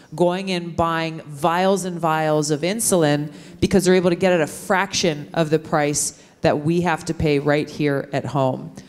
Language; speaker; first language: English; native; English